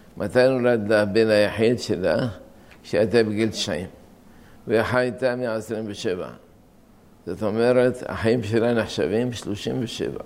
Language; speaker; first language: Hebrew; non-native, fluent; Arabic